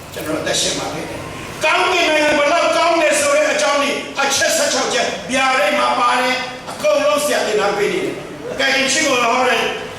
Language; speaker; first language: Burmese; non-native, local second language; Tedim Chin